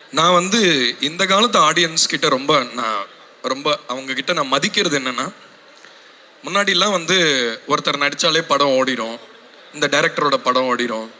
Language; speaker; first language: Tamil; native; Tamil